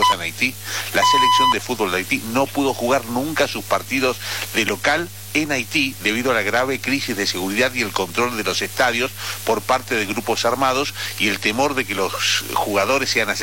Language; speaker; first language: Spanish; native; Spanish